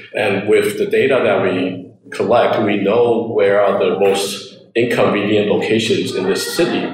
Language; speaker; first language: English; early bilingual, other home language; Chinese